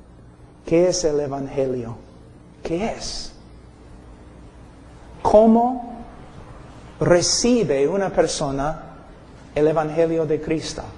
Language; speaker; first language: Spanish; non-native, fluent; English